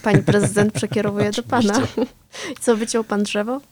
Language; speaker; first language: Polish; native; Polish